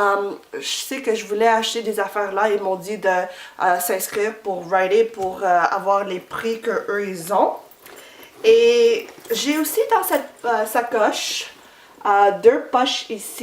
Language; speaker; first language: French; non-native, fluent; English